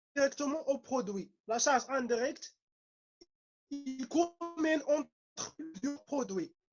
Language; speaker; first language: French; non-native, local second language; Arabic